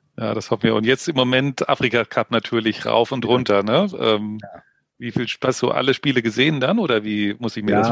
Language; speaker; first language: German; native; German